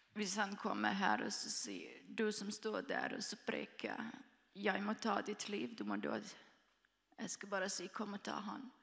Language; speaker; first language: Norwegian; non-native, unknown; Croatian